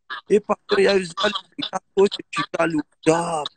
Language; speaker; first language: Russian; non-native, learner; Persian